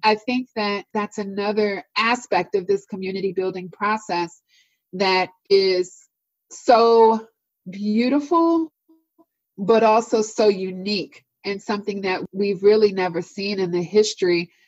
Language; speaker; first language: English; native; English